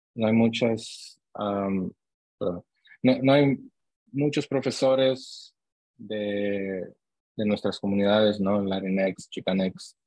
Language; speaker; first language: Spanish; early bilingual, heritage; Spanish